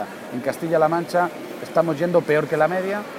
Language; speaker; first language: Spanish; native; Spanish